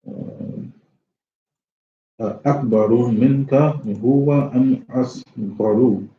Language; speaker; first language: Arabic; non-native, learner; English